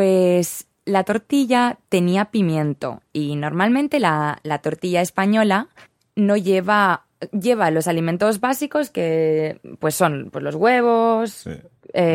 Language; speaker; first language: Spanish; native; Spanish